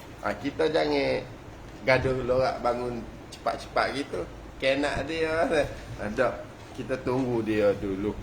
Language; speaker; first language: Malay; native; Malay